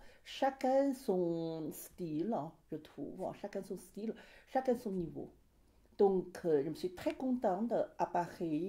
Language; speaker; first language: French; non-native, learner; Chinese